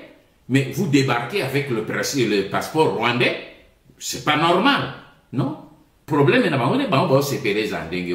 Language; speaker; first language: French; non-native, local second language; Lingala